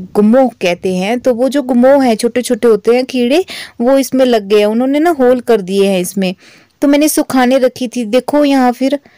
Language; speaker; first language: Hindi; native; Hindi